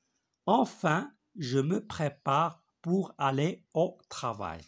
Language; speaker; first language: French; non-native, local second language; Arabic